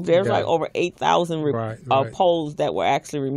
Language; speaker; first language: English; native; English